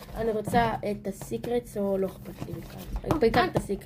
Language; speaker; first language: Hebrew; native; Hebrew